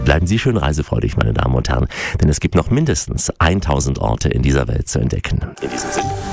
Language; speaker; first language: German; native; German